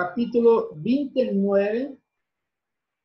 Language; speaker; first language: Spanish; non-native, fluent; Portuguese